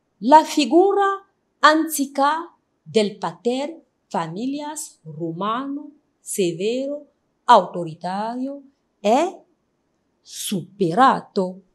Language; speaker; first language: Italian; non-native, fluent; French